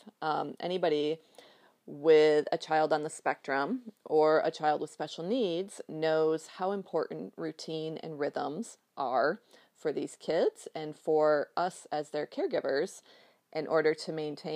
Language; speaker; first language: English; native; English